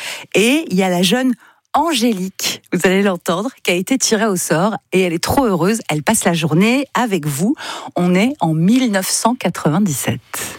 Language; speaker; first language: French; native; French